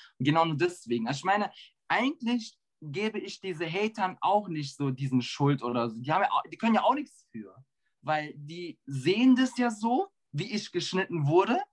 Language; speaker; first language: German; early bilingual, other home language; Turkish